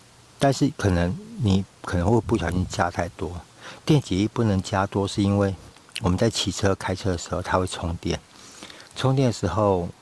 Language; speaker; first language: Chinese; native; Chinese